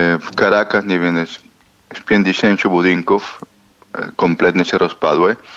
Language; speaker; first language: Polish; non-native, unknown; Spanish